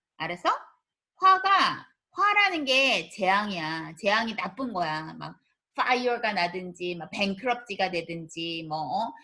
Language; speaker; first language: Korean; native; Korean